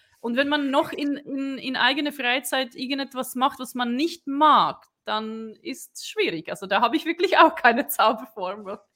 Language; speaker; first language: German; non-native, fluent; Czech